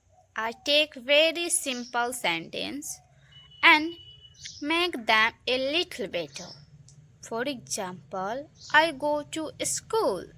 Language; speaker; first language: English; non-native, local second language; Hindi